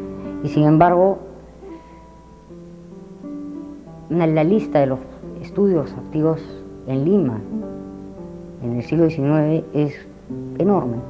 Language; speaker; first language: Spanish; native; Spanish